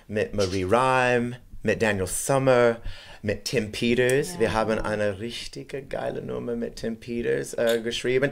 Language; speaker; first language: German; non-native, fluent; English